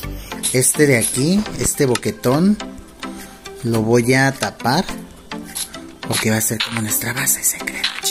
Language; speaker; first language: Spanish; native; Spanish